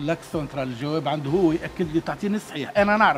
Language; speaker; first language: Arabic; native; Arabic